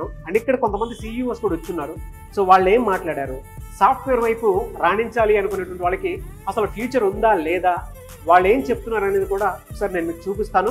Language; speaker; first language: Telugu; native; Telugu